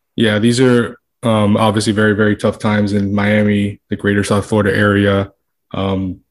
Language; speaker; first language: English; native; English